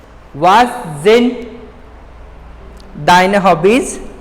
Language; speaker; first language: German; non-native, fluent; Hindi